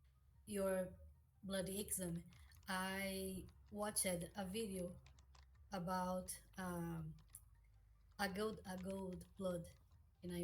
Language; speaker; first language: English; non-native, learner; Portuguese